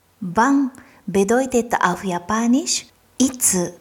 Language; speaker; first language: German; non-native, fluent; Japanese